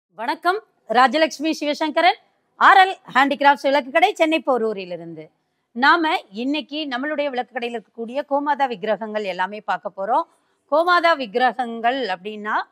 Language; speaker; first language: Tamil; native; Tamil